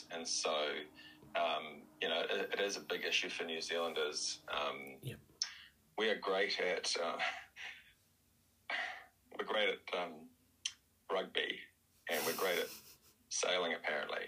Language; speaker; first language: English; native; English